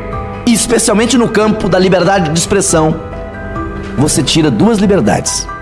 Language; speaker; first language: Portuguese; native; Portuguese